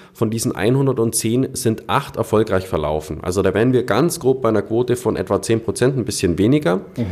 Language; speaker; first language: German; native; German